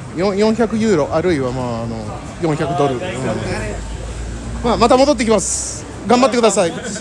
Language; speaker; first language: Japanese; early bilingual, heritage; Japanese